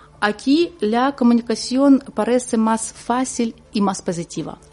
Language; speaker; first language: Spanish; non-native, learner; Ukrainian